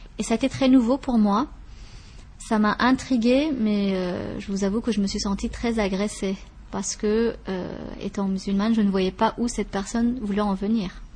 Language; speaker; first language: French; early bilingual, other home language; Persian